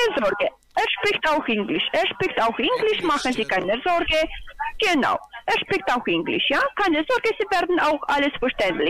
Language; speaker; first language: German; non-native, learner; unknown